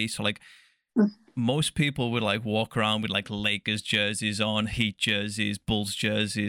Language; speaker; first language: English; native; English